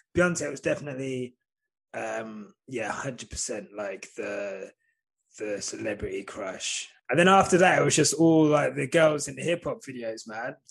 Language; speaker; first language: English; native; English